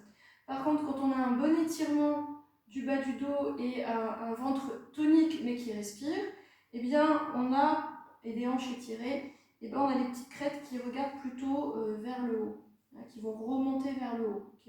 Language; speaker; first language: French; native; French